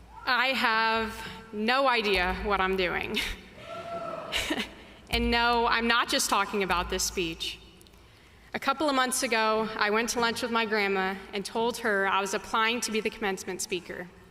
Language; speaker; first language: English; native; English